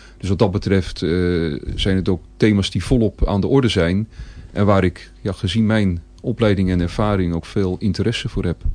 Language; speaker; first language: Dutch; native; Dutch